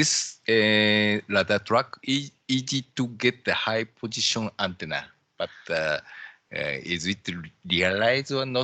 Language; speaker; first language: English; non-native, learner; Japanese